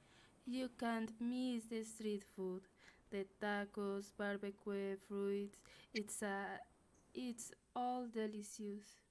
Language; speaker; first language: English; non-native, learner; Spanish